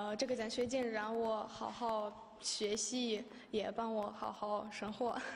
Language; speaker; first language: Chinese; non-native, learner; Ukrainian